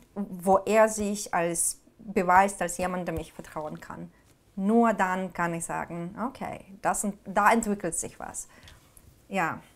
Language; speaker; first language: German; non-native, fluent; Ukrainian